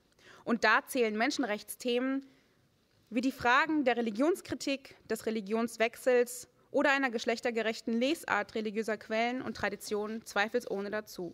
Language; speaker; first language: German; native; German